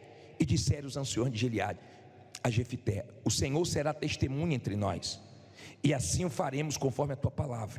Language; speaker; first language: Portuguese; native; Portuguese